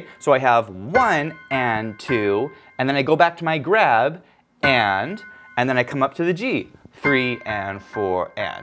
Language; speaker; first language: English; native; English